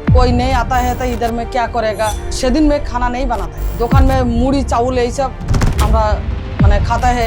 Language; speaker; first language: Hindi; non-native, local second language; Bangla